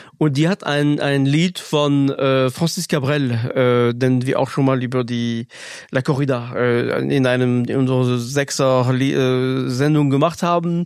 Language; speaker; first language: German; non-native, fluent; French